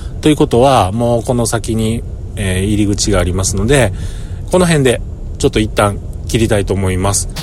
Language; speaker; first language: Japanese; native; Japanese